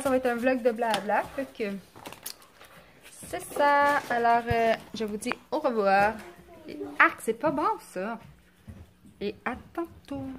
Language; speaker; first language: French; native; French